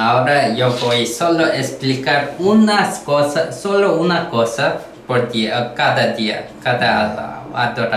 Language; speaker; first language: Spanish; non-native, learner; Korean